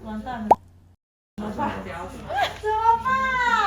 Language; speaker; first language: Chinese; native; Chinese